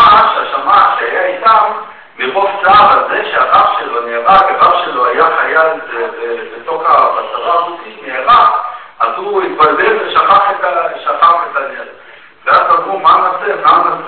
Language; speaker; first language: Hebrew; non-native, fluent; Russian